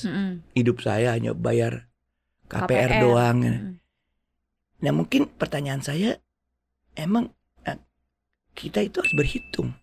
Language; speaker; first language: Indonesian; native; Indonesian